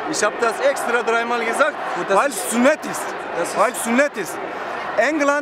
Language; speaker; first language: German; non-native, learner; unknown